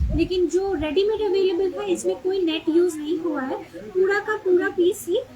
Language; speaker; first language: Hindi; non-native, local second language; Bangla